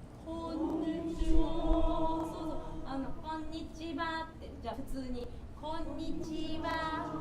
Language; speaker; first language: Japanese; native; Japanese